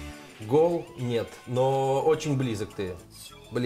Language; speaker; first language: Russian; native; Russian